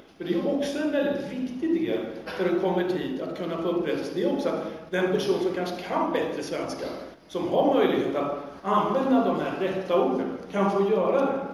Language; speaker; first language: Swedish; native; Swedish